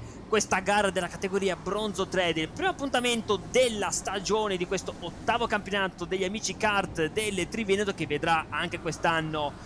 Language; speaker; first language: Italian; native; Italian